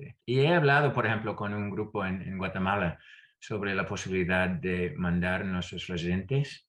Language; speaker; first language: Spanish; non-native, fluent; English